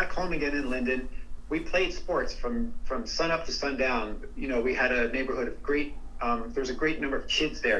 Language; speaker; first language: English; native; English